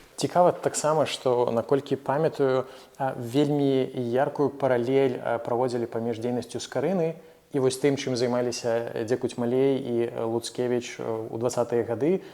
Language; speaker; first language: Belarusian; non-native, local second language; Russian